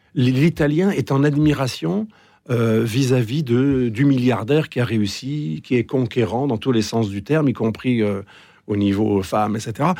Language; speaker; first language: French; native; French